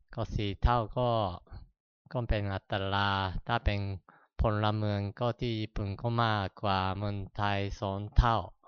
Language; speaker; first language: Thai; non-native, fluent; Japanese